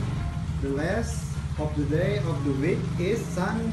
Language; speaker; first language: English; non-native, learner; Indonesian